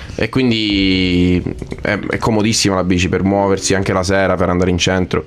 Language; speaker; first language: Italian; native; Italian